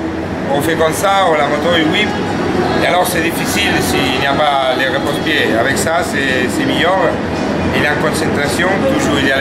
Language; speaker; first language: French; non-native, fluent; Spanish